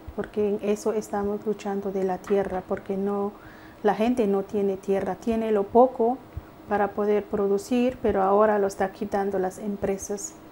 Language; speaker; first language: Spanish; native; Spanish